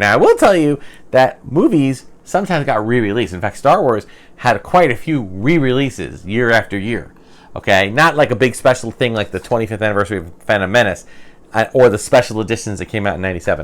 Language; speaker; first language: English; native; English